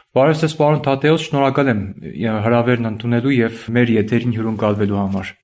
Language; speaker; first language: Armenian; native; Armenian